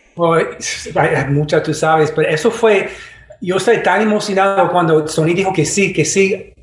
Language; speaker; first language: Spanish; non-native, fluent; English